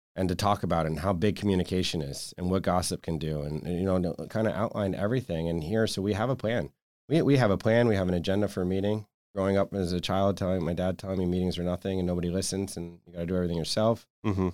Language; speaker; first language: English; native; English